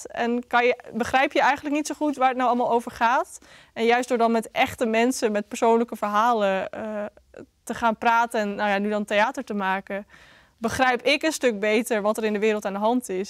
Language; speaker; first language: Dutch; native; Dutch